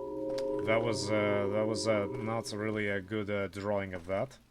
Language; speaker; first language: English; native; English